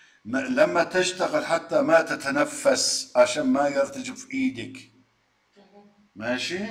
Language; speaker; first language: Arabic; non-native, fluent; Turkish